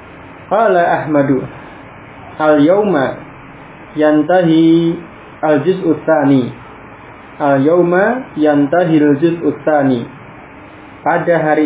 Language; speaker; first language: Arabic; non-native, fluent; Indonesian